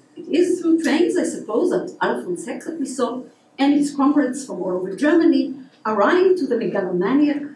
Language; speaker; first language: English; non-native, fluent; Hebrew